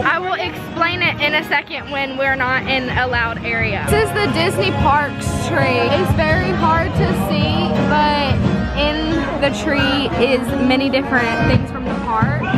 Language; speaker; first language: English; native; English